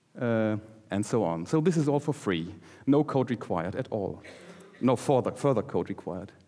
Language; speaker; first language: English; non-native, fluent; German